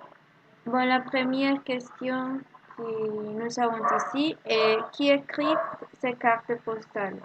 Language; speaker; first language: French; non-native, learner; Spanish